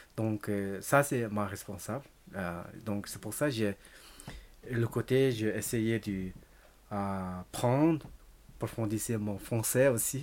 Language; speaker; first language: French; non-native, learner; Tibetan